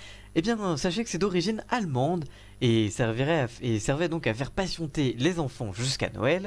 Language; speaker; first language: French; native; French